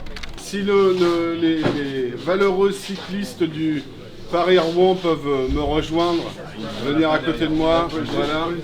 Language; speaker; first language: French; native; French